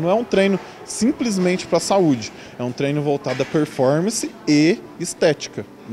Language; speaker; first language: Portuguese; native; Portuguese